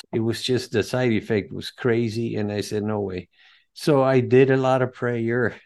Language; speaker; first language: English; non-native, fluent; Spanish